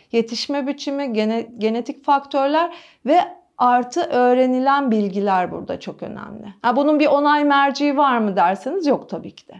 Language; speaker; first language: Turkish; native; Turkish